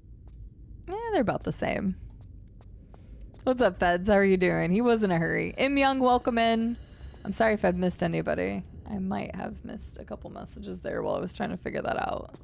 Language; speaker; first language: English; native; English